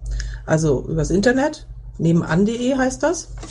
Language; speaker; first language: German; native; German